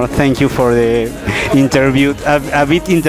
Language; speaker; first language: English; non-native, learner; Spanish